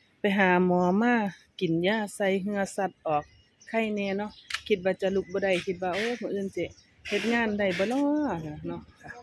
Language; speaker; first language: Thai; non-native, local second language; Lao